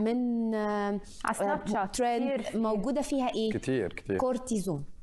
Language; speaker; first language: Arabic; native; Arabic